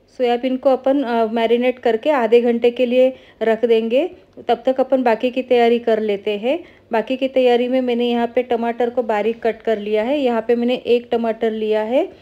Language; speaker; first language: Hindi; non-native, local second language; Marathi